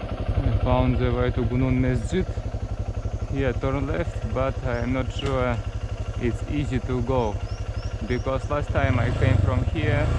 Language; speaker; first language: English; non-native, learner; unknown